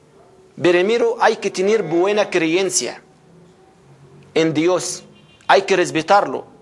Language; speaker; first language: Spanish; non-native, fluent; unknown